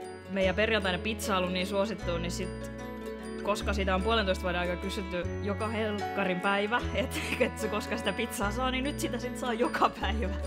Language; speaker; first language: Finnish; native; Finnish